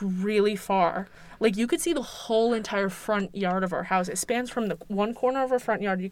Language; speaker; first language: English; native; English